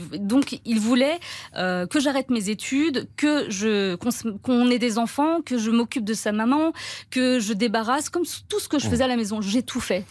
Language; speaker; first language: French; early bilingual, other home language; Turkish